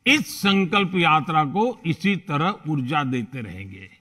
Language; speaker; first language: Hindi; non-native, local second language; Gujarati